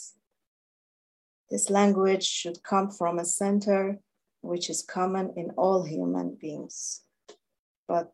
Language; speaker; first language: English; non-native, fluent; Persian